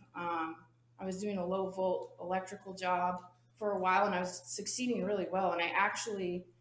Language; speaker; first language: English; native; English